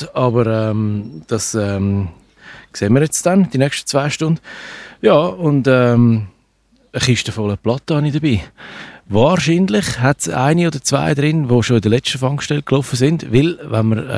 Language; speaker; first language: German; native; German